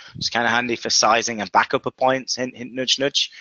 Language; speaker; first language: English; native; English